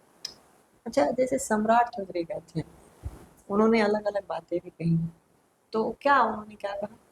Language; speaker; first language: Hindi; native; Hindi